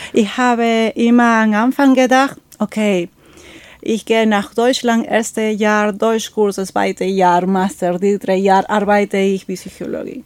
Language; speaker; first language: German; non-native, fluent; Spanish